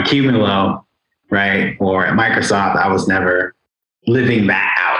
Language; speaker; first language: English; native; English